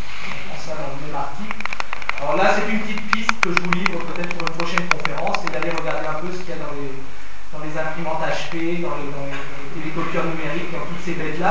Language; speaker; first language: French; native; French